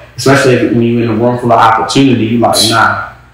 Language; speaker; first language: English; native; English